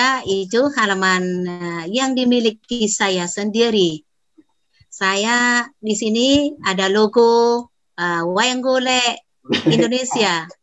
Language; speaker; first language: Indonesian; non-native, fluent; Vietnamese